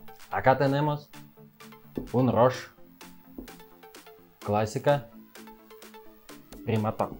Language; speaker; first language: Spanish; non-native, learner; Russian